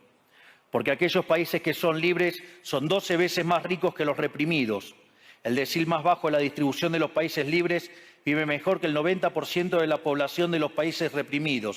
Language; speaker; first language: Spanish; native; Spanish